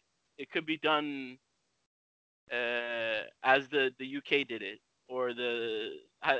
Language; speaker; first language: English; native; English